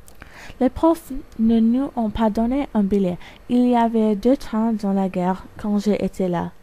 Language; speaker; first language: French; non-native, learner; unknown